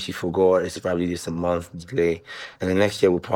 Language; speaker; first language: English; non-native, local second language; Igbo